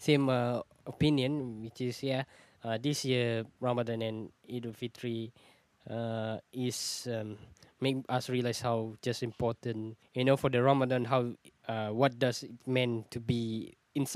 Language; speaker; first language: English; non-native, local second language; Malay